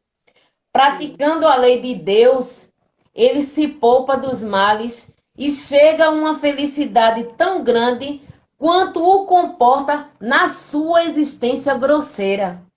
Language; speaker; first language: Portuguese; native; Portuguese